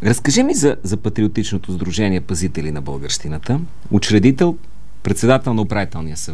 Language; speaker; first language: Bulgarian; native; Bulgarian